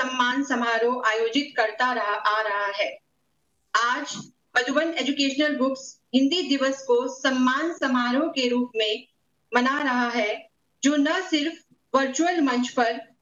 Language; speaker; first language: Hindi; native; Hindi